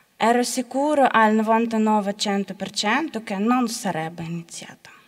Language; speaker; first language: Italian; non-native, learner; Ukrainian